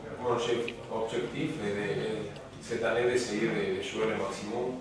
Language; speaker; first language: French; non-native, learner; Spanish